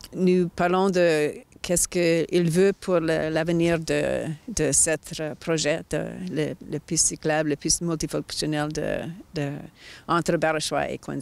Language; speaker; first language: French; non-native, local second language; English